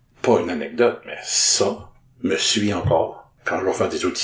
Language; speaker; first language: French; native; French